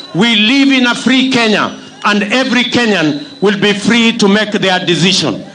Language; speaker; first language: English; non-native, local second language; Kalenjin